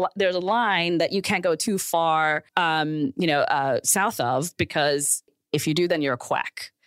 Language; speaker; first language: English; non-native, local second language; Urdu